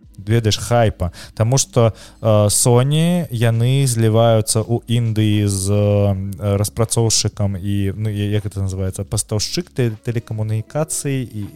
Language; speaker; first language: Belarusian; non-native, local second language; Russian